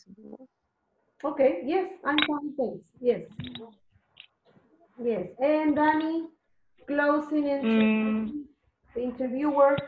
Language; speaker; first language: English; non-native, learner; Spanish